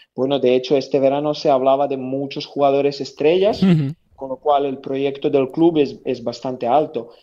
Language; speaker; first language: Spanish; non-native, fluent; Serbian